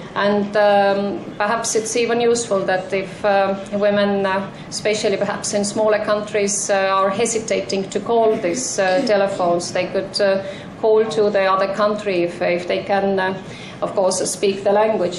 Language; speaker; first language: English; non-native, fluent; Estonian